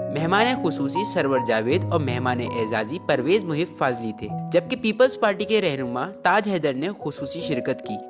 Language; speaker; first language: Urdu; native; Urdu